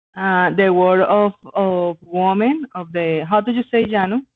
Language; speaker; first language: English; non-native, learner; Spanish